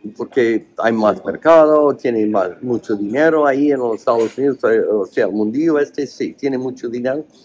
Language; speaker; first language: Spanish; non-native, fluent; English